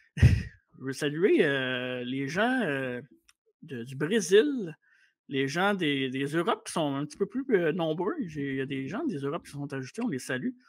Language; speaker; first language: French; native; French